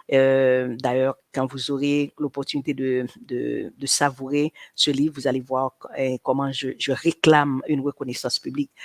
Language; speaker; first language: French; non-native, local second language; Haitian Creole